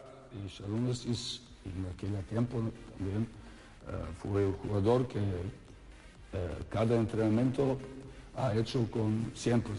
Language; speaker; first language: Spanish; non-native, fluent; Serbian